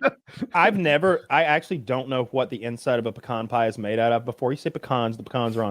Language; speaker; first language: English; native; English